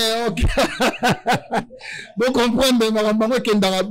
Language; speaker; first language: Portuguese; non-native, learner; Lingala